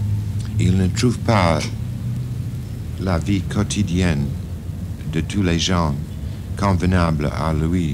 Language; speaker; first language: French; non-native, fluent; English